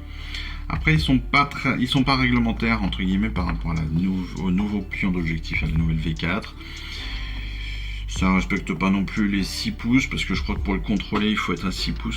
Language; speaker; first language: French; native; French